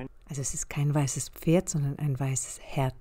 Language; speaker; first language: German; native; German